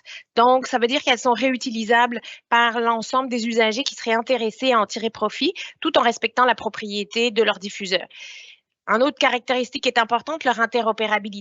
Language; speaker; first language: French; native; French